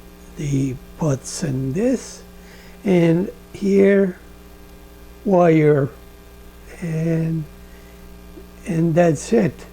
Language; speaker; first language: English; non-native, learner; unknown